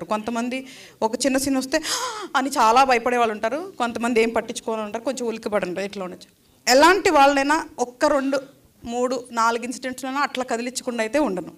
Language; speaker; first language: Telugu; native; Telugu